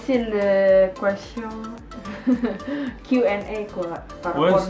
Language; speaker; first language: French; non-native, learner; Indonesian